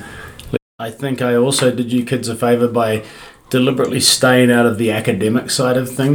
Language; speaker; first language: English; native; English